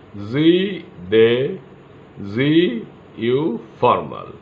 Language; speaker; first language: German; non-native, learner; Bangla